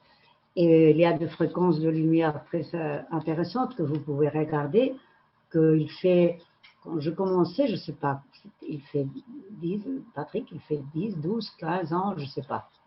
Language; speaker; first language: French; non-native, learner; Spanish